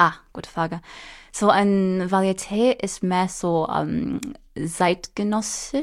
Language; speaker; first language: German; non-native, fluent; English